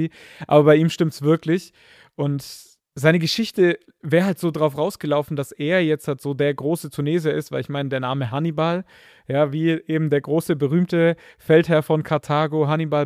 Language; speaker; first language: German; native; German